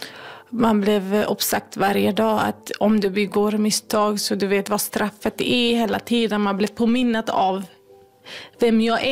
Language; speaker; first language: Swedish; non-native, fluent; Kurdish